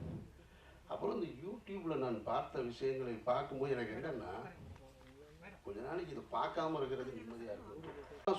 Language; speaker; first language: Tamil; native; Tamil